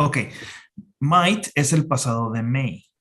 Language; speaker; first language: Spanish; non-native, fluent; English